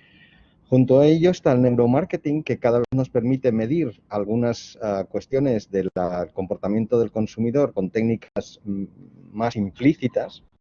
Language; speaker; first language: Spanish; native; Spanish